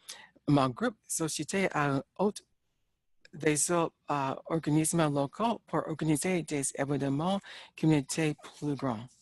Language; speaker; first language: French; non-native, learner; English